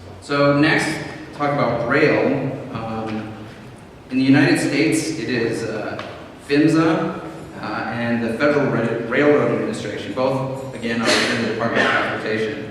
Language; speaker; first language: English; native; English